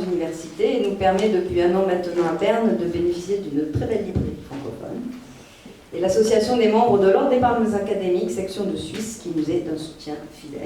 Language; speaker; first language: French; native; French